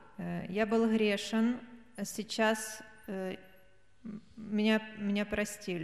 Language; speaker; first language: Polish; non-native, learner; Russian